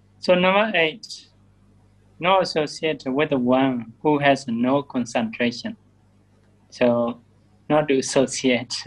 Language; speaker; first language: English; non-native, learner; Burmese